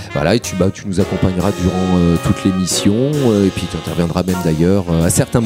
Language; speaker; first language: French; native; French